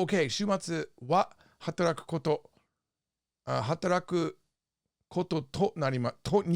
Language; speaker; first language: Japanese; non-native, fluent; English